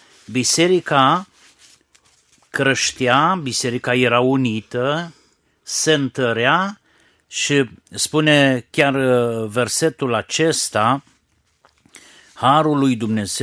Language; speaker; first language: Romanian; native; Romanian